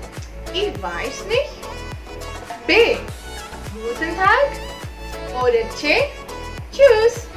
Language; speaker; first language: German; non-native, fluent; Indonesian